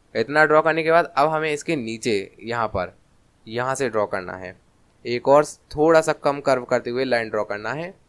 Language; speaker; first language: Hindi; native; Hindi